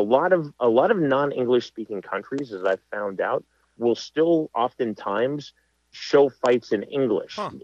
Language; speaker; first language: English; native; English